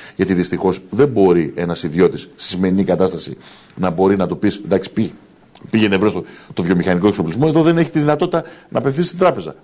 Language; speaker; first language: Greek; native; Greek